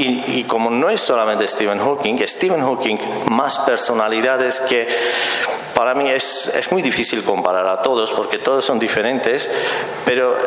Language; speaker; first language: Spanish; non-native, fluent; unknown